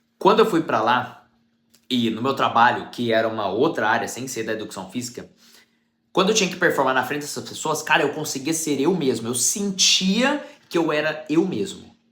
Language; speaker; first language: Portuguese; native; Portuguese